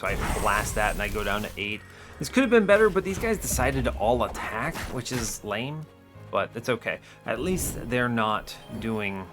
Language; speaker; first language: English; native; English